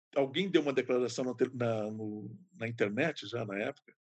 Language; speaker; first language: Portuguese; native; Portuguese